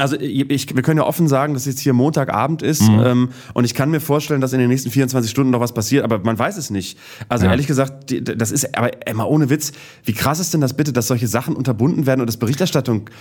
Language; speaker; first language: German; native; German